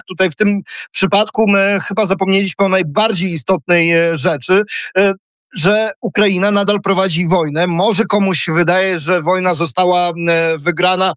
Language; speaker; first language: Polish; early bilingual, heritage; Polish